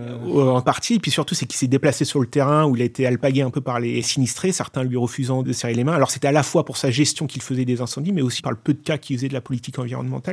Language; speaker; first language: French; native; French